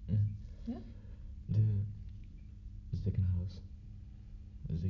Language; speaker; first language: Dutch; non-native, learner; Arabic